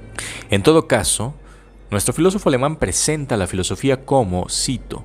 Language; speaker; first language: Spanish; native; Spanish